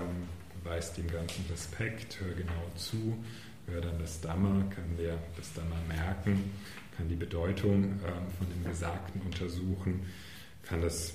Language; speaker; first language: German; native; German